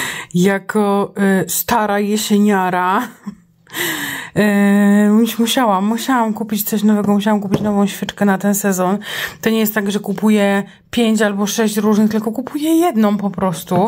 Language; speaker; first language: Polish; native; Polish